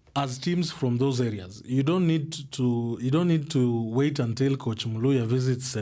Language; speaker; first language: English; non-native, local second language; Swahili